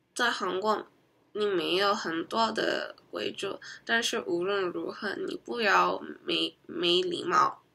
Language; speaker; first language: Chinese; non-native, learner; Korean